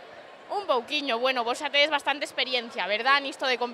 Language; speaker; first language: Galician; native; Galician